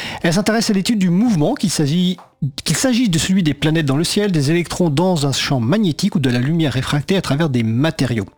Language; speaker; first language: French; native; French